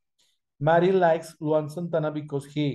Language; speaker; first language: English; non-native, fluent; Spanish